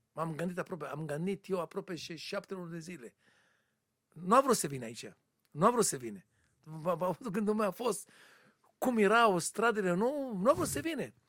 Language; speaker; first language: Romanian; non-native, learner; Hebrew